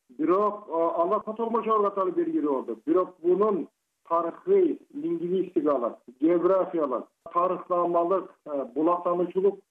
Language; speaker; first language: Kyrgyz; native; Kyrgyz